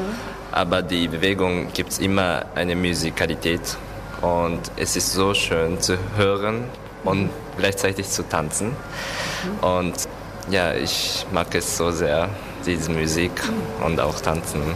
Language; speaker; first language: German; non-native, learner; Japanese